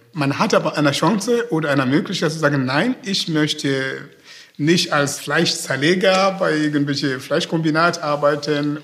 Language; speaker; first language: German; non-native, fluent; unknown